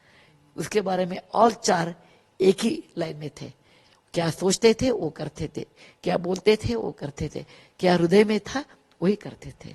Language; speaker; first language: Hindi; non-native, local second language; Kannada